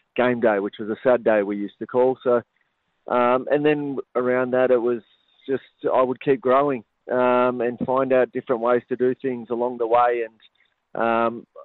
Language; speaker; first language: English; native; English